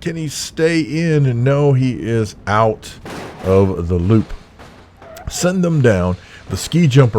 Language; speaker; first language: English; native; English